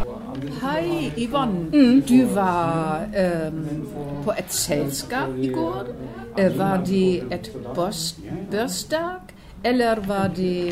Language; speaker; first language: Norwegian; non-native, learner; German